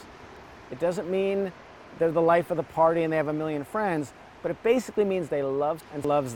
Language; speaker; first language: English; early bilingual, other home language; Serbian